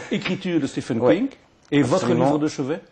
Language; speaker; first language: French; native; French